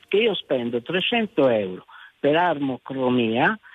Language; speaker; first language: Italian; native; Italian